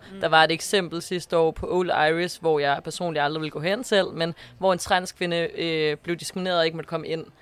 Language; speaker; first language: Danish; native; Danish